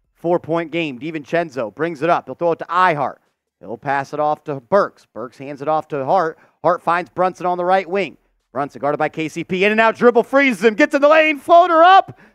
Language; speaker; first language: English; native; English